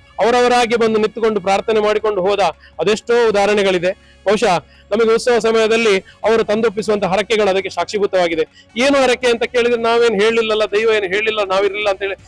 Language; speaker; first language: Kannada; non-native, local second language; Tulu